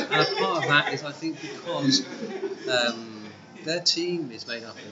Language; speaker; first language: English; native; English